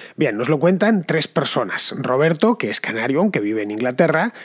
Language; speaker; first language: Spanish; native; Spanish